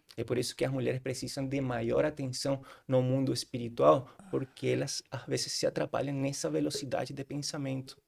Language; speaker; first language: Portuguese; non-native, fluent; Spanish